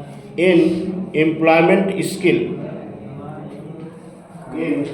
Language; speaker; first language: English; non-native, local second language; Hindi